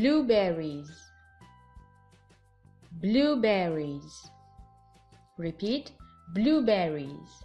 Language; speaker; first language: English; non-native, fluent; Arabic